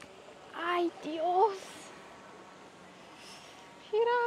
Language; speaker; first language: Spanish; non-native, fluent; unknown